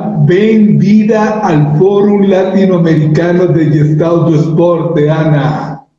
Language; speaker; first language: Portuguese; non-native, learner; Spanish